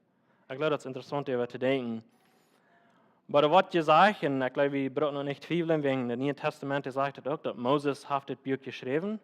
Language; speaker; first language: German; non-native, learner; Plautdietsch